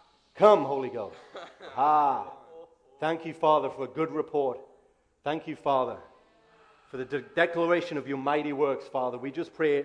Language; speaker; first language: English; native; English